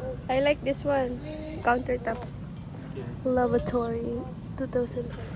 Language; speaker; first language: English; non-native, local second language; Filipino